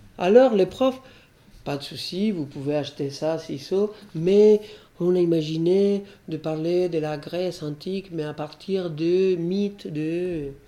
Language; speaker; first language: French; non-native, fluent; Spanish